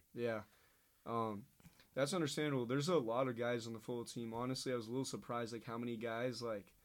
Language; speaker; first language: English; native; English